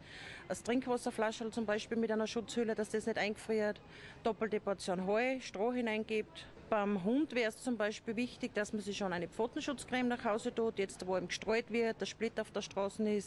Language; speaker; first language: German; native; German